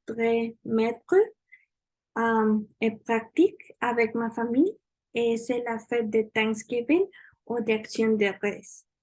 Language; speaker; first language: French; non-native, learner; Spanish